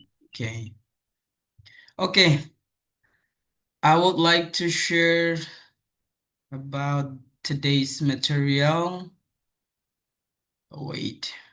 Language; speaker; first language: English; non-native, fluent; Indonesian